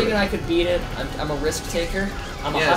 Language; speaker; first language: English; native; English